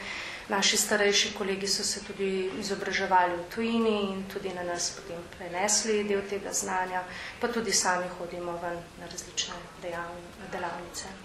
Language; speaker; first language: Slovenian; native; Slovenian